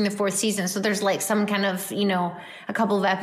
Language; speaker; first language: English; native; English